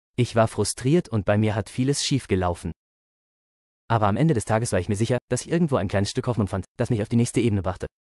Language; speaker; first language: German; native; German